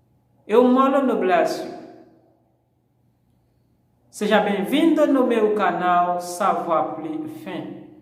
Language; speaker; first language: Portuguese; non-native, fluent; Haitian Creole